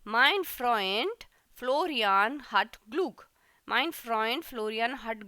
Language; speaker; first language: German; non-native, fluent; Hindi